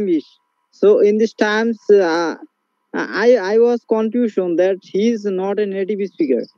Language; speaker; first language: English; non-native, learner; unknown